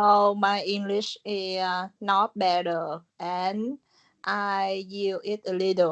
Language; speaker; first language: English; non-native, learner; Vietnamese